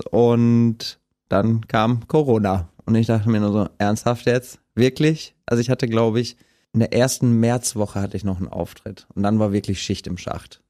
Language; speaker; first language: German; native; German